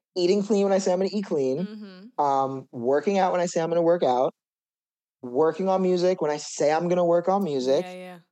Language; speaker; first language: English; native; English